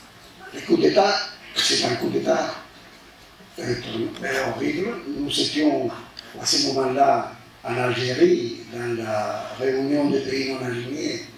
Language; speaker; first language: French; non-native, fluent; Spanish